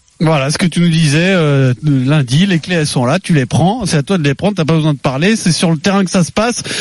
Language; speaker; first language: French; native; French